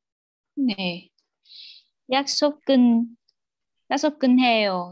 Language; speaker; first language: Korean; non-native, learner; Vietnamese